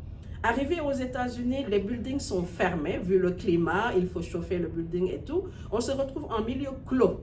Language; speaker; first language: French; non-native, local second language; Wolof